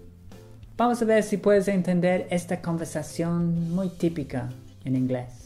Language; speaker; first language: Spanish; non-native, fluent; English